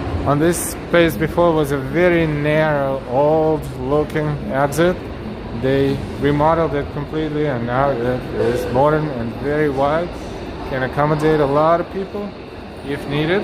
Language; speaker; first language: English; non-native, fluent; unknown